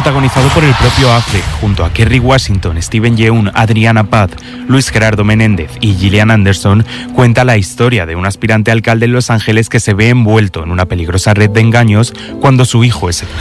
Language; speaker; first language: Spanish; native; Spanish